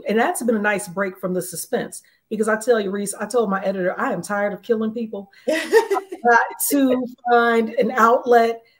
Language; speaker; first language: English; native; English